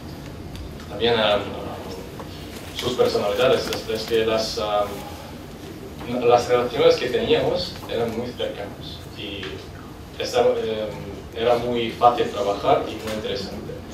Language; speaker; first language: Spanish; non-native, fluent; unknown